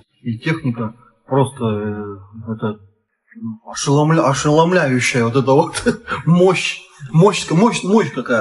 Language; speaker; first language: Russian; native; Russian